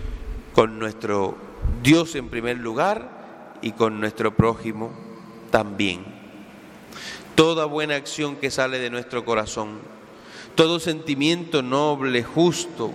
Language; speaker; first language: Spanish; native; Spanish